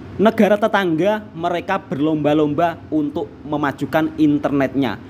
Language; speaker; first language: Indonesian; native; Indonesian